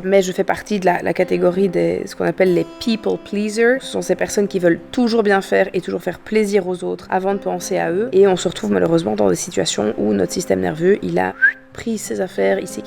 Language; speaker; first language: French; native; French